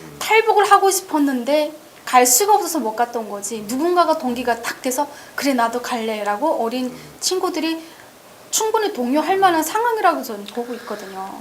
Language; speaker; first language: Korean; native; Korean